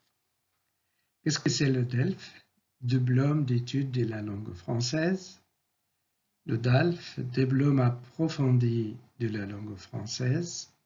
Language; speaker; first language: French; non-native, fluent; Arabic